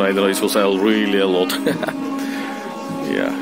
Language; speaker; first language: English; non-native, learner; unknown